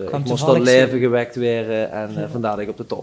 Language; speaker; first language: Dutch; native; Dutch